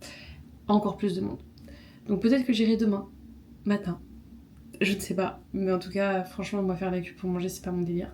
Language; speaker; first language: French; native; French